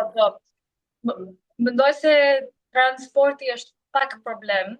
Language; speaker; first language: Albanian; non-native, learner; English